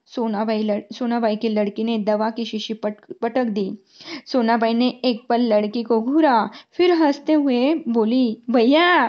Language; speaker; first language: Hindi; non-native, local second language; Marathi